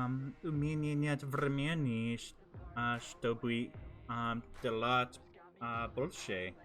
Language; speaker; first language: Russian; non-native, learner; English